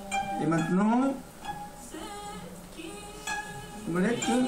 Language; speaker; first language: French; non-native, learner; Japanese